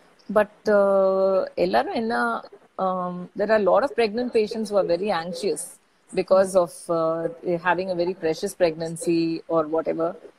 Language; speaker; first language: English; non-native, local second language; Tamil